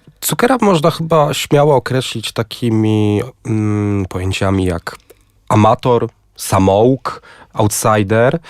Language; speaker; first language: Polish; native; Polish